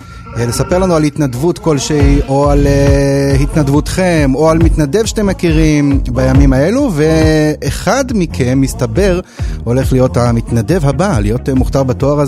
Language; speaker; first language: Hebrew; native; Hebrew